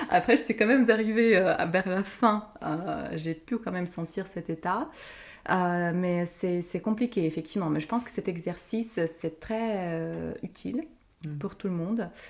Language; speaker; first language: French; non-native, fluent; Ukrainian